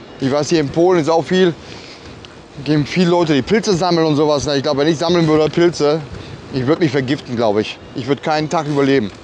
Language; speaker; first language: German; early bilingual, other home language; Polish